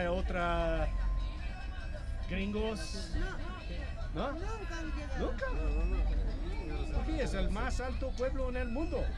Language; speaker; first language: Spanish; non-native, learner; English